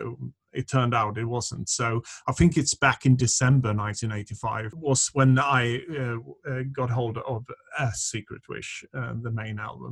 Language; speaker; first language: English; non-native, fluent; Swedish